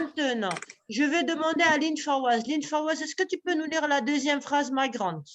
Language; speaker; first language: French; non-native, local second language; Arabic